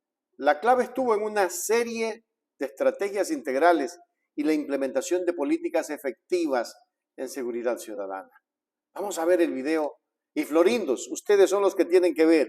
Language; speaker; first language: Spanish; native; Spanish